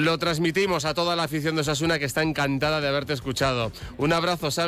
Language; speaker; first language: Spanish; native; Spanish